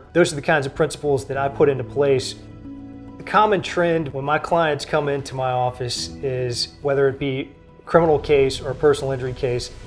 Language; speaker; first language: English; native; English